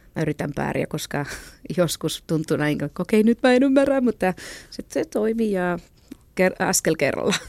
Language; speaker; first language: Finnish; non-native, fluent; Catalan